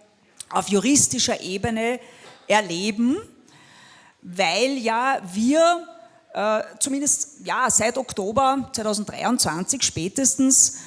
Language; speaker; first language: German; native; German